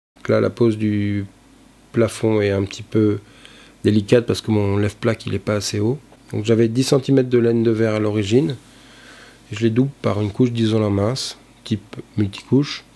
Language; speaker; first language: French; native; French